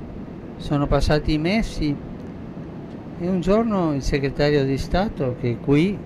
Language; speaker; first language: Italian; non-native, fluent; Spanish